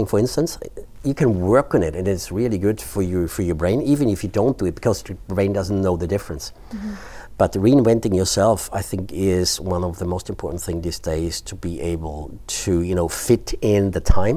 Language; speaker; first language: English; non-native, fluent; German